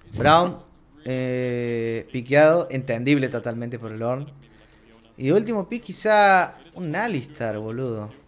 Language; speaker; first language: Spanish; native; Spanish